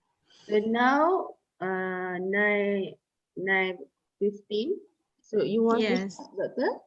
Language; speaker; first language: English; non-native, local second language; Malay